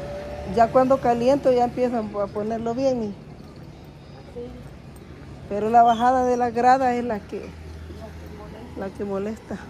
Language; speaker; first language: Spanish; native; Spanish